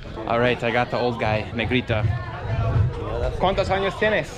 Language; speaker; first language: Spanish; non-native, fluent; English